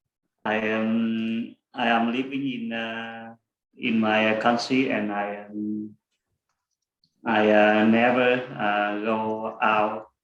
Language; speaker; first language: English; non-native, learner; Vietnamese